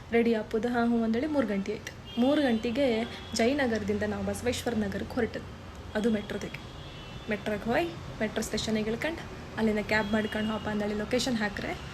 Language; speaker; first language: Kannada; native; Kannada